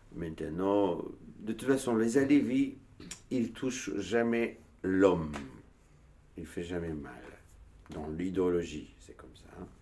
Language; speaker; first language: French; non-native, learner; Turkish